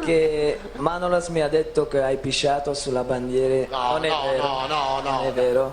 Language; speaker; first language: Italian; non-native, fluent; Dutch